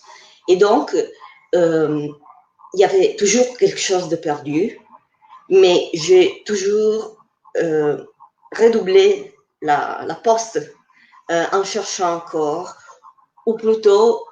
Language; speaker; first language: French; non-native, fluent; Italian